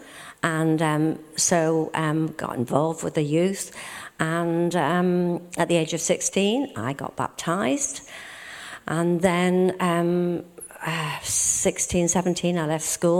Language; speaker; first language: English; native; English